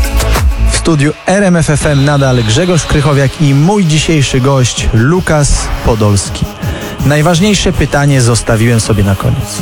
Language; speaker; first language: Polish; native; Polish